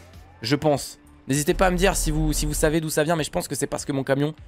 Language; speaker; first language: French; native; French